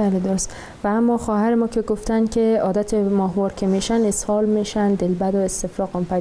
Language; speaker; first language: Persian; native; Persian